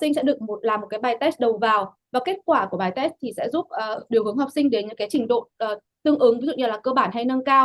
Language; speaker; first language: Vietnamese; native; Vietnamese